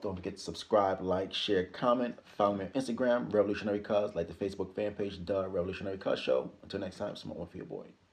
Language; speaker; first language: English; native; English